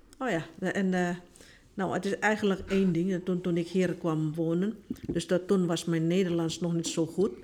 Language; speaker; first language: Dutch; non-native, fluent; Indonesian